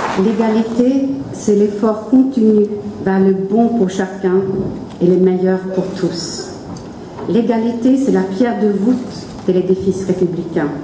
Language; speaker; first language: French; non-native, fluent; Norwegian